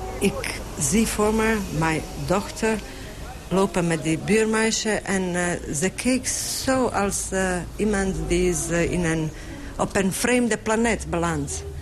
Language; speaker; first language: Dutch; non-native, fluent; Bosnian